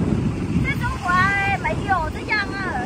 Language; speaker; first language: Chinese; non-native, learner; Hmong